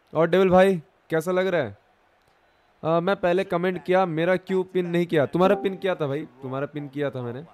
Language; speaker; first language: Hindi; non-native, local second language; Bangla